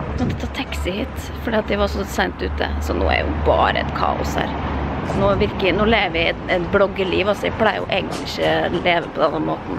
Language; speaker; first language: Norwegian; native; Norwegian